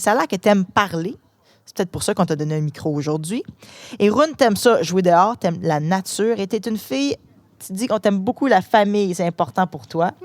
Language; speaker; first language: French; native; French